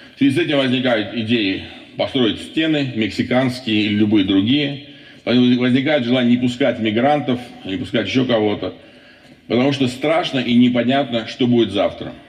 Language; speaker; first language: Russian; non-native, local second language; Armenian